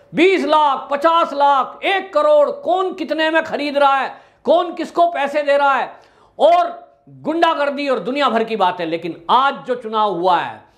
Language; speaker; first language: Hindi; native; Hindi